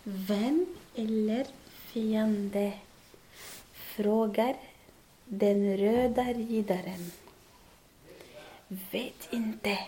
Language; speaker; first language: Swedish; non-native, learner; Arabic